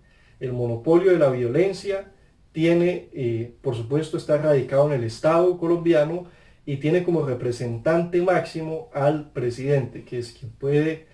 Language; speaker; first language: Spanish; native; Spanish